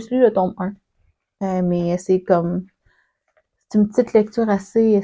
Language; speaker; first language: French; native; French